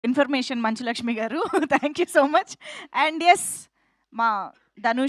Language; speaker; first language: Telugu; native; Telugu